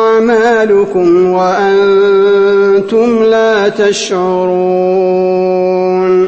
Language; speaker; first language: Arabic; native; Arabic